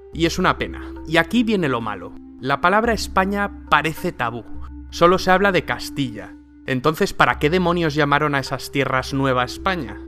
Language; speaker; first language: Spanish; native; Spanish